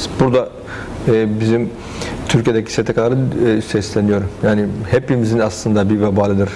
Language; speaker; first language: Turkish; non-native, fluent; Arabic